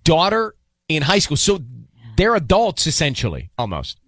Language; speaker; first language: English; native; English